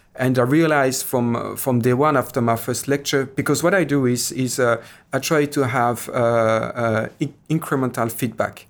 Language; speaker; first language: English; non-native, fluent; French